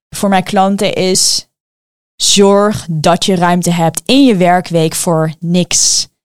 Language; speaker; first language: Dutch; early bilingual, heritage; Dutch